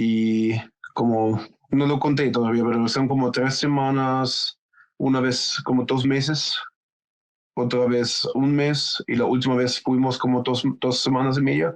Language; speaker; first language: Spanish; non-native, fluent; German